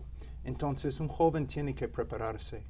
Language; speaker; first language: Spanish; non-native, fluent; English